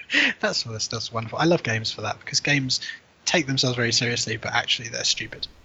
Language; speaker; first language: English; native; English